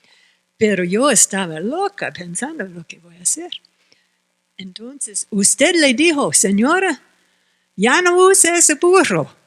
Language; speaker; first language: Spanish; non-native, fluent; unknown